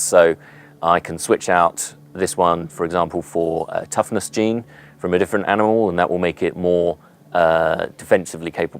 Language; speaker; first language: English; native; English